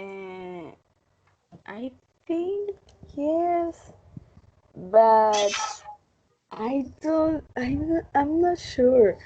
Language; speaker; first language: English; non-native, learner; Spanish